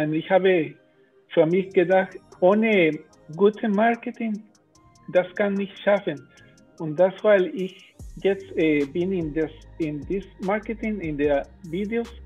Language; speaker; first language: German; non-native, learner; Spanish